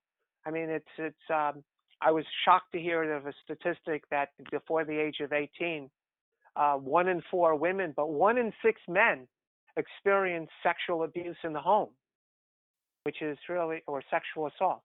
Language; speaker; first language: English; native; English